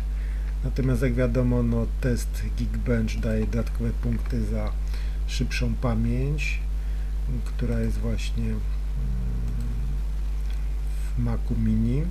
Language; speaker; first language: Polish; native; Polish